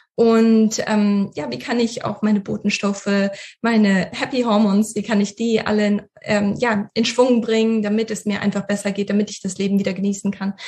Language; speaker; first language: German; early bilingual, other home language; Russian